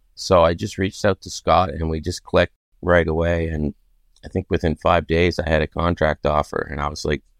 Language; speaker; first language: English; native; English